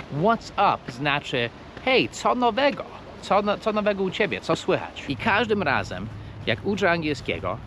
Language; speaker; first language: Polish; non-native, fluent; English